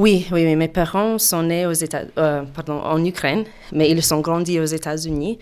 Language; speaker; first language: French; non-native, fluent; English